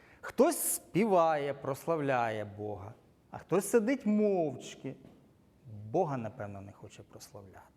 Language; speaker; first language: Ukrainian; non-native, local second language; Russian